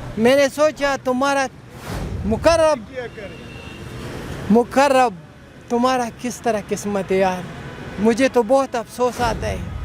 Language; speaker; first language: Hindi; non-native, local second language; Pashto